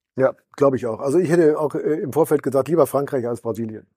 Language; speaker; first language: German; native; German